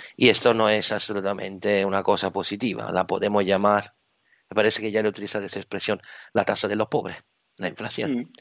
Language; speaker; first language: Spanish; non-native, fluent; Italian